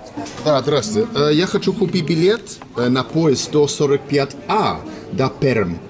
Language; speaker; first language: Russian; non-native, learner; English